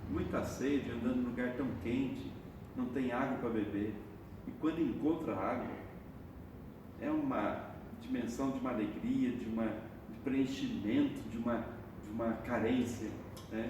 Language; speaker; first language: Portuguese; native; Portuguese